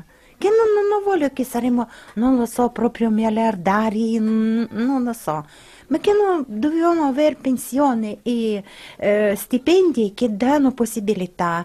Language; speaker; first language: Italian; non-native, learner; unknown